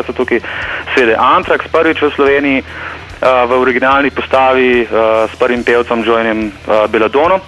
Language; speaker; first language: Slovenian; native; Slovenian